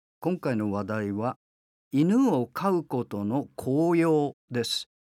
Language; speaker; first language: Japanese; native; Japanese